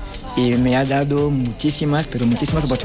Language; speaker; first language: Spanish; non-native, fluent; Fang